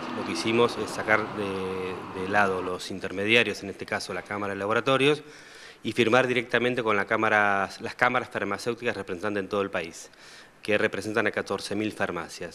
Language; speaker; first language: Spanish; native; Spanish